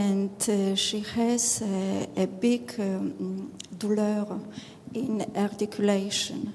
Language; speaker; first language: English; non-native, learner; French